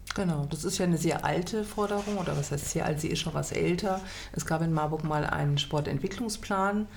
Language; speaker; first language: German; native; German